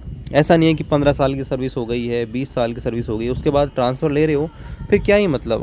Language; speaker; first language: Hindi; native; Hindi